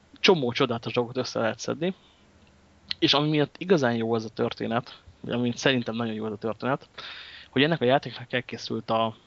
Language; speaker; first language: Hungarian; native; Hungarian